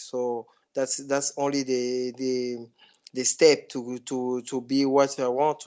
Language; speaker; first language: English; non-native, fluent; French